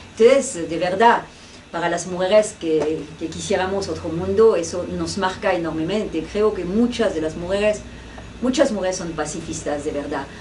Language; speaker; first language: Spanish; non-native, fluent; French